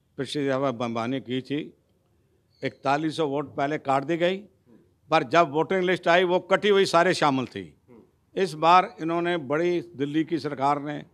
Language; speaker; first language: Hindi; non-native, local second language; Punjabi